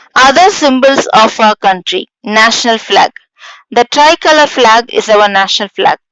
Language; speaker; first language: English; non-native, local second language; Tamil